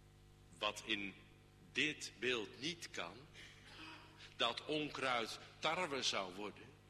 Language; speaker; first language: Dutch; native; Dutch